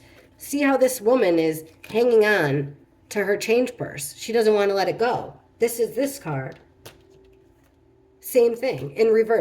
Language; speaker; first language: English; native; English